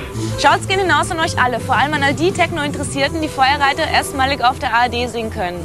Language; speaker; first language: German; native; German